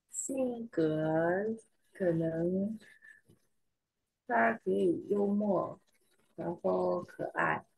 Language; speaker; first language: Chinese; non-native, learner; Vietnamese